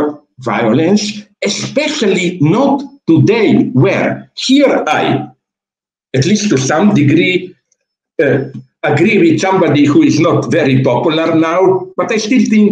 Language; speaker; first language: English; non-native, fluent; Slovenian